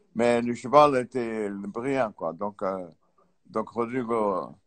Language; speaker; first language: French; non-native, fluent; Portuguese